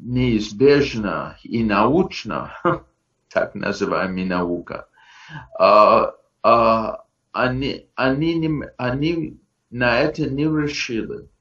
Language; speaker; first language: Russian; non-native, fluent; English